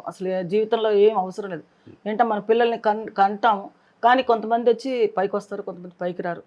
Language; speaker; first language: Telugu; native; Telugu